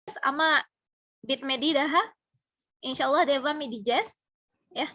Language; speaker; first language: Turkish; non-native, fluent; Indonesian